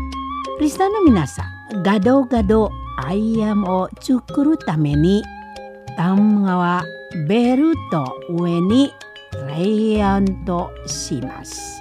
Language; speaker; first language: Japanese; non-native, learner; Indonesian